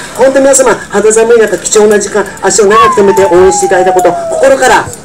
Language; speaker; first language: Japanese; non-native, fluent; English